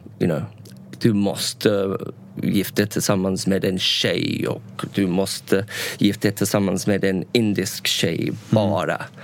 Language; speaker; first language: Swedish; non-native, learner; English